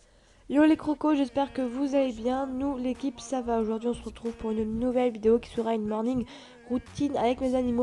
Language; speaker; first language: French; native; French